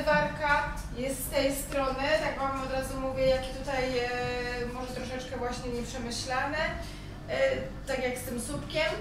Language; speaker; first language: Polish; native; Polish